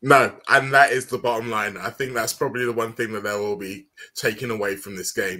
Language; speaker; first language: English; native; English